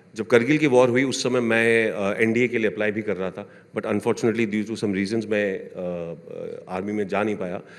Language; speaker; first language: Hindi; native; Hindi